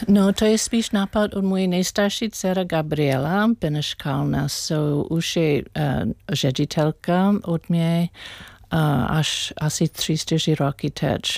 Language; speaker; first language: Czech; non-native, learner; English